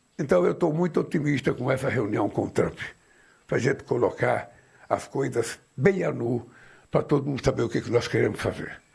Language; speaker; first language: Portuguese; native; Portuguese